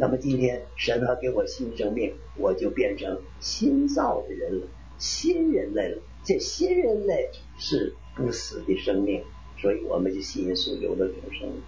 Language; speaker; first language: Chinese; native; Chinese